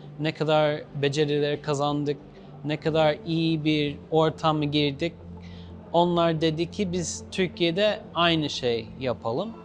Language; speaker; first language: Turkish; non-native, fluent; English